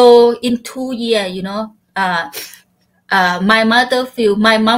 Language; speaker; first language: English; non-native, learner; Thai